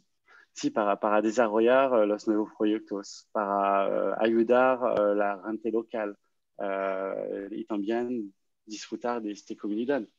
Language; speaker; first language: Spanish; non-native, learner; French